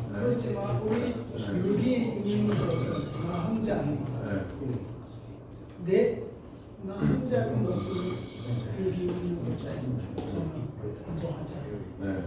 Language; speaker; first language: Korean; non-native, learner; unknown